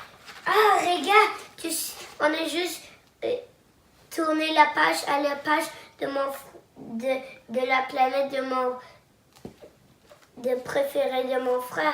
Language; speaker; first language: French; non-native, local second language; English